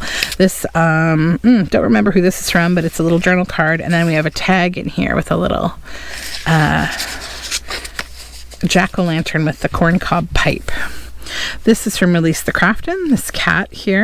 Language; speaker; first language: English; native; English